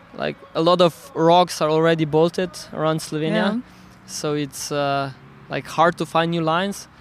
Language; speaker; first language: English; non-native, fluent; Slovenian